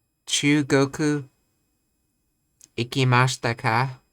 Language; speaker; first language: Japanese; non-native, learner; English